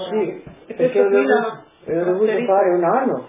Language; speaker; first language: Italian; non-native, local second language; Slovenian